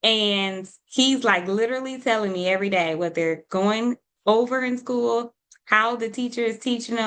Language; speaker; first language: English; native; English